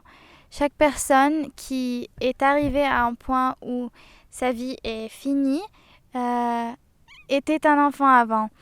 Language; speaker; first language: French; non-native, local second language; Arabic